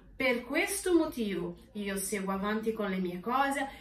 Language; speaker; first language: Italian; non-native, fluent; Portuguese